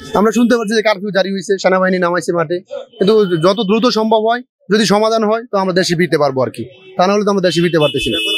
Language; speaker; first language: Bangla; native; Bangla